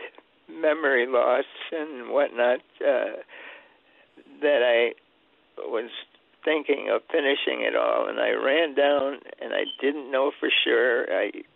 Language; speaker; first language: English; early bilingual, other home language; Swedish